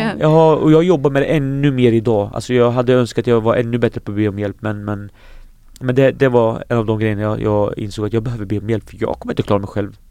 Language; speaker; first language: Swedish; early bilingual, other home language; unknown